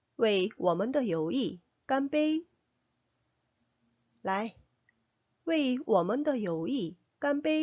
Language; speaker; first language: Chinese; non-native, fluent; Korean